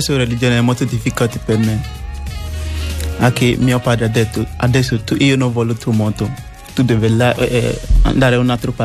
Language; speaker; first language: Italian; non-native, learner; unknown